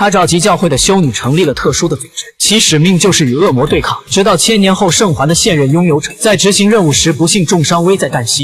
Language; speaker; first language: Chinese; native; Chinese